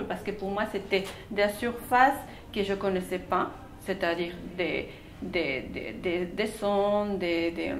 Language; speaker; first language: French; non-native, fluent; Spanish